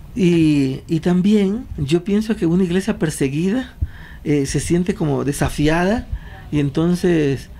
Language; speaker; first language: Spanish; native; Spanish